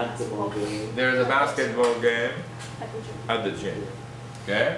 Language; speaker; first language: English; non-native, fluent; Japanese